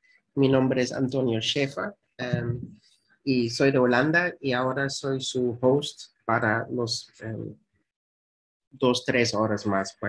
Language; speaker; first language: Spanish; non-native, fluent; Dutch